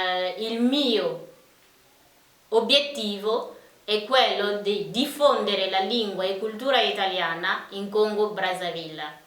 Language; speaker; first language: Italian; non-native, fluent; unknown